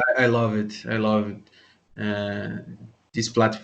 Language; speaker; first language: English; non-native, learner; Portuguese